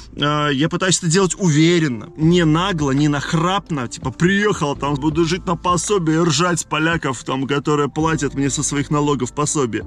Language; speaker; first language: Russian; native; Russian